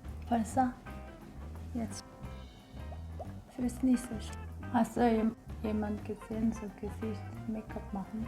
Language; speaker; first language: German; non-native, learner; Korean